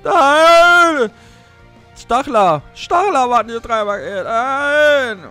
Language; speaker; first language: German; native; German